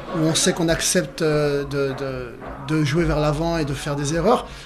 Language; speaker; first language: French; native; French